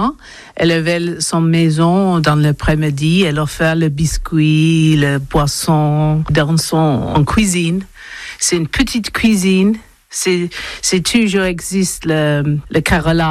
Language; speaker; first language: French; non-native, learner; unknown